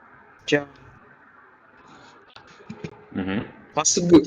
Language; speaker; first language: Japanese; non-native, learner; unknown